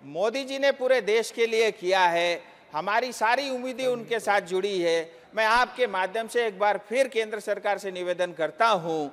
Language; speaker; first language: Hindi; non-native, local second language; Nepali